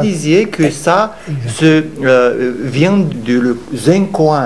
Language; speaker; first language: French; non-native, fluent; Romanian